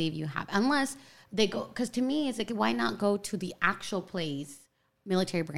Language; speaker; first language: English; native; English